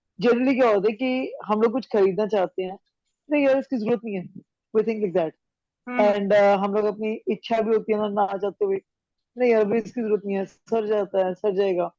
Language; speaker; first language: Hindi; native; Hindi